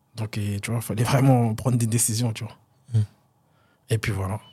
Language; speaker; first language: French; native; French